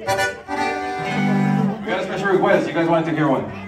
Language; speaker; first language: English; early bilingual, other home language; Spanish